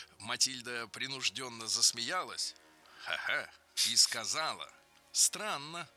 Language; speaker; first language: Russian; native; Russian